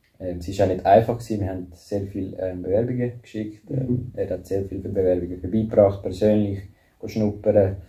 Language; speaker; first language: German; early bilingual, other home language; Spanish